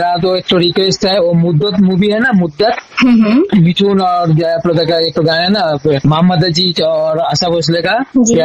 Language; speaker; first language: Hindi; native; Hindi